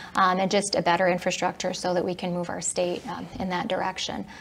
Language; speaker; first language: English; native; English